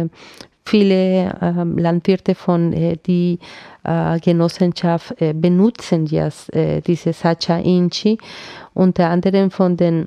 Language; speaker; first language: German; non-native, fluent; Spanish